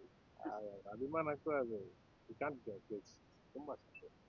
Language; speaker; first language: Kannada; non-native, learner; Telugu